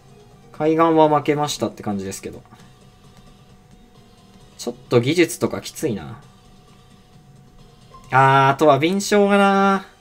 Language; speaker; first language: Japanese; native; Japanese